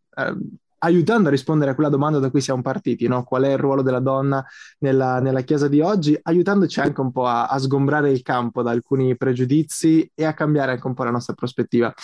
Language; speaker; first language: Italian; native; Italian